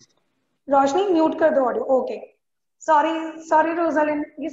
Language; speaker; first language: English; non-native, local second language; Hindi